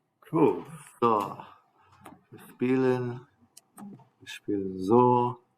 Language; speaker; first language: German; non-native, fluent; English